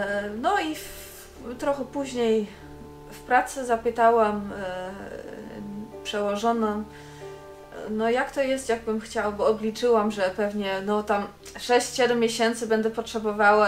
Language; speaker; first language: Polish; non-native, fluent; Dutch